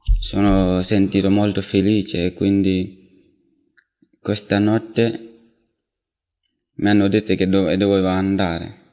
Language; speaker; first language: Italian; non-native, learner; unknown